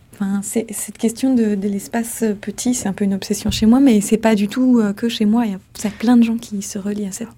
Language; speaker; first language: French; native; French